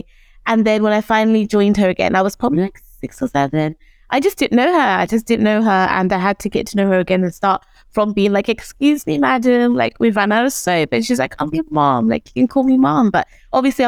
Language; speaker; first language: English; early bilingual, other home language; Shona